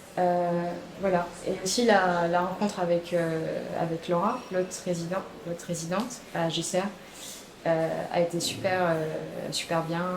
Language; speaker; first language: French; non-native, local second language; Arabic